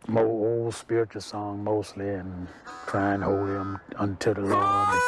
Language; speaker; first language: English; native; English